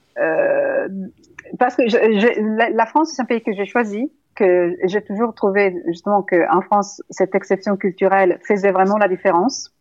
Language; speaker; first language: French; non-native, fluent; Italian